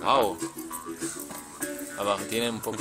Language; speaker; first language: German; non-native, learner; Spanish